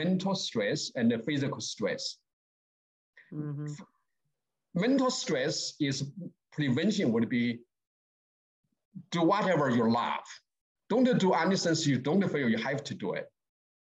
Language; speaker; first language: English; non-native, learner; Chinese